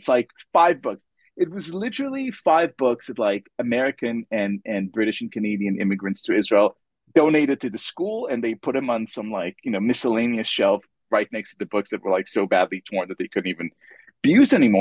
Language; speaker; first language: English; non-native, fluent; Hebrew